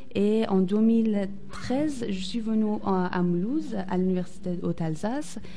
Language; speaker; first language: French; non-native, fluent; Persian